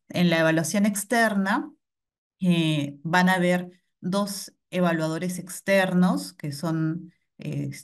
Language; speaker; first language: Spanish; native; Spanish